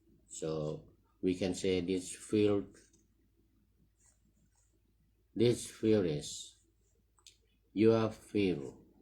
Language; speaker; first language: English; non-native, learner; Thai